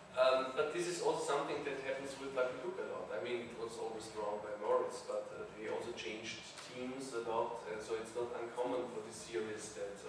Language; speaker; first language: English; non-native, fluent; German